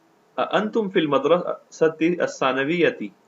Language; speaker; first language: Arabic; non-native, fluent; Urdu